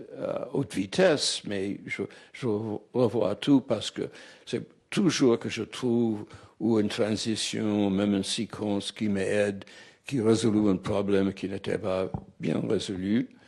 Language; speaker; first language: French; non-native, fluent; English